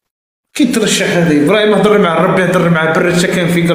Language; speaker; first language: Arabic; native; Arabic